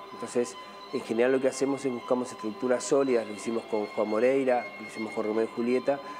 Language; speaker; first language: Spanish; native; Spanish